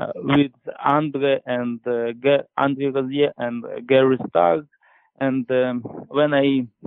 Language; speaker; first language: English; non-native, learner; Ukrainian